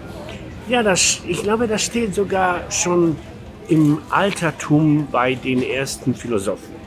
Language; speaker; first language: German; non-native, fluent; Polish